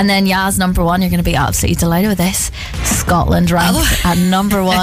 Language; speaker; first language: English; native; English